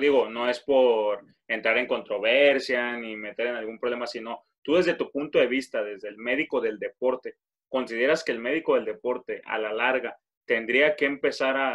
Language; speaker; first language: Spanish; native; Spanish